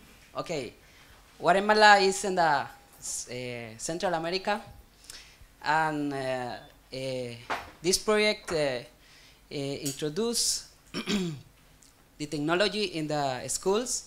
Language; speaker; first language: English; non-native, learner; Spanish